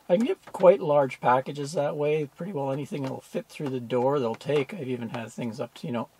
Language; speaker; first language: English; native; English